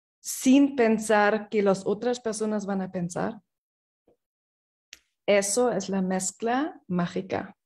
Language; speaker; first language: Spanish; non-native, fluent; English